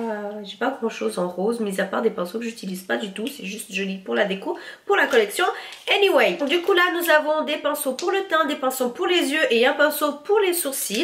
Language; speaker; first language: French; native; French